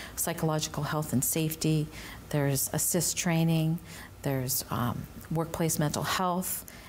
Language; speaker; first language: English; native; English